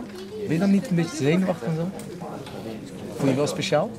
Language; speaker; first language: Dutch; native; Dutch